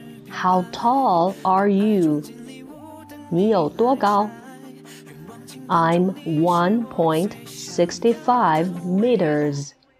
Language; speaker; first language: English; non-native, fluent; Chinese